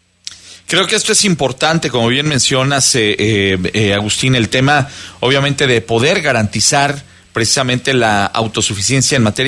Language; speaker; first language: Spanish; native; Spanish